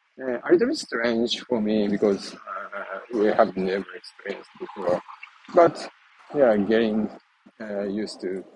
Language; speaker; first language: English; non-native, learner; Japanese